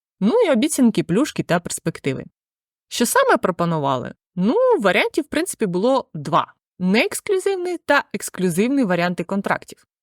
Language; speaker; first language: Ukrainian; native; Ukrainian